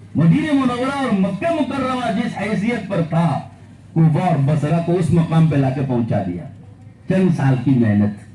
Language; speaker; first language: Urdu; native; Urdu